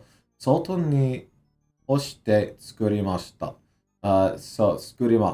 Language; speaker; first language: Japanese; non-native, learner; English